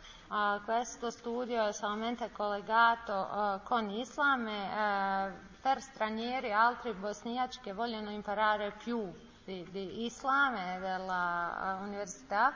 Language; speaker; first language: Italian; non-native, learner; Bosnian